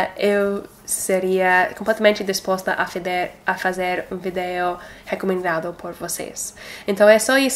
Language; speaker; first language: Portuguese; non-native, fluent; English